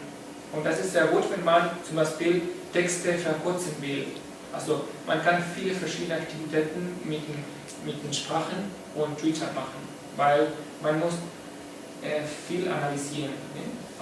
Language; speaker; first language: German; non-native, fluent; Spanish